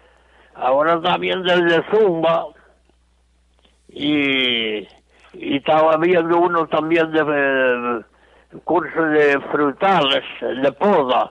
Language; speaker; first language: Spanish; non-native, local second language; Galician